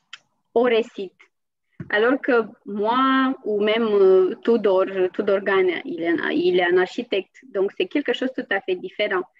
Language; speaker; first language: French; non-native, fluent; Romanian